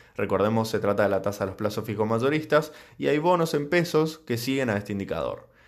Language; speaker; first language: Spanish; native; Spanish